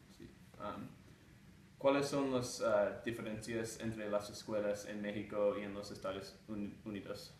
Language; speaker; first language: Spanish; non-native, learner; English